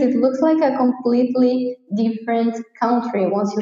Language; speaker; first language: English; non-native, fluent; Portuguese